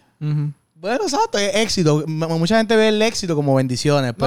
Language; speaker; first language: Spanish; native; Spanish